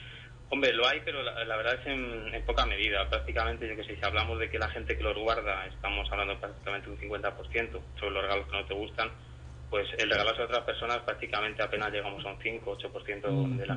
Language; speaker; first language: Spanish; native; Spanish